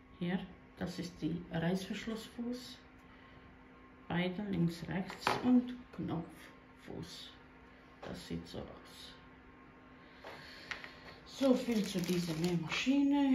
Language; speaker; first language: German; non-native, learner; Croatian